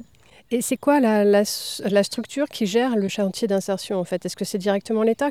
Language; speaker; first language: French; native; French